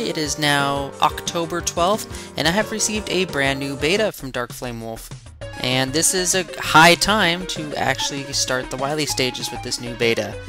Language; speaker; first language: English; native; English